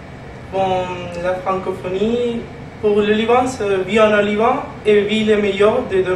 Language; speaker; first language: French; non-native, learner; Spanish